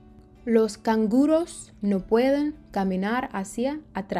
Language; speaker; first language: Spanish; non-native, learner; English